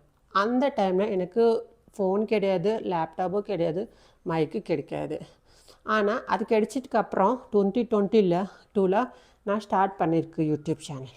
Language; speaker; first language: Tamil; non-native, local second language; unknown